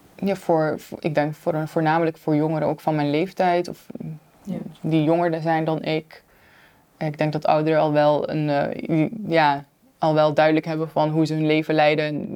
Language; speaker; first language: Dutch; early bilingual, other home language; Turkish